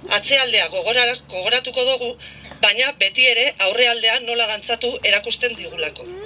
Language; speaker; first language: Basque; native; Basque